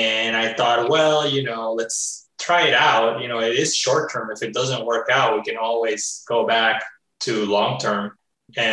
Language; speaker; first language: English; early bilingual, other home language; Spanish